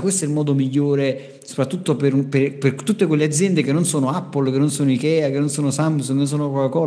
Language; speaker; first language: Italian; native; Italian